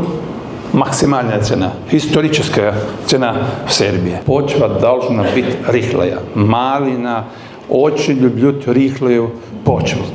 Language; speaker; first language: Russian; non-native, learner; Serbian